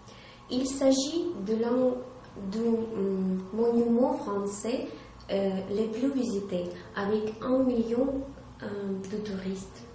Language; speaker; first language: French; non-native, learner; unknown